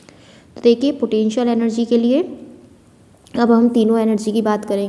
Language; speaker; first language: Hindi; native; Hindi